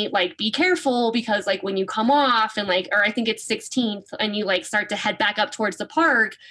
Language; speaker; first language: English; native; English